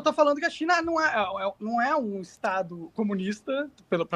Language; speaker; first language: Portuguese; native; Portuguese